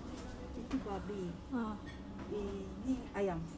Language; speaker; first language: Indonesian; non-native, learner; Japanese